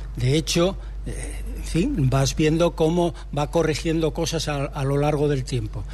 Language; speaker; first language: Spanish; native; Spanish